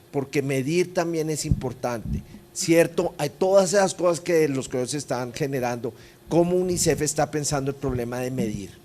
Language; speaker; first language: Spanish; native; Spanish